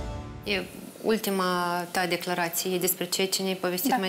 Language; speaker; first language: Romanian; native; Romanian